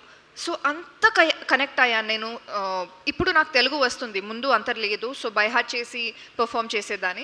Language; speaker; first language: Telugu; non-native, local second language; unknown